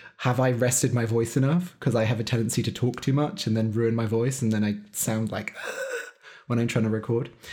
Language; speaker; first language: English; native; English